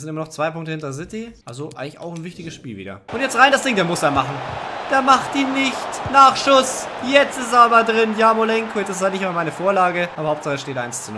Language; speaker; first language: German; native; German